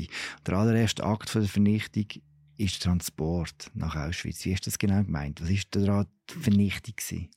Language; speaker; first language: German; native; German